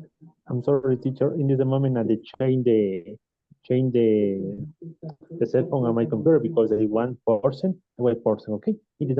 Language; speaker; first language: English; non-native, learner; Spanish